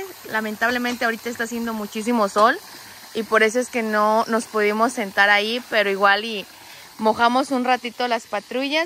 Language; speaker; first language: Spanish; native; Spanish